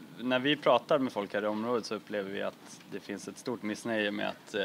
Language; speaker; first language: Swedish; native; Swedish